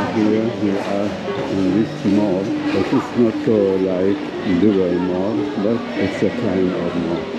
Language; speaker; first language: English; non-native, learner; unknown